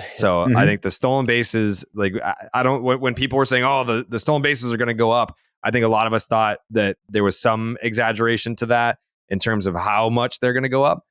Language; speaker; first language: English; native; English